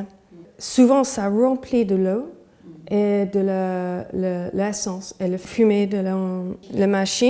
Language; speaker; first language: French; non-native, fluent; English